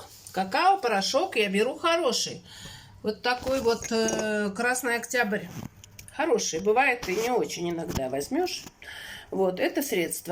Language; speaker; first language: Russian; native; Russian